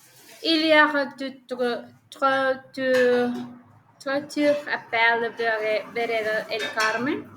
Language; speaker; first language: French; non-native, learner; Spanish